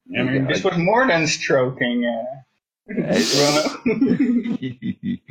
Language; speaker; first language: English; non-native, fluent; Dutch